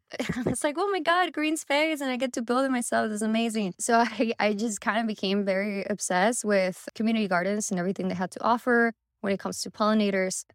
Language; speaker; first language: English; early bilingual, other home language; Spanish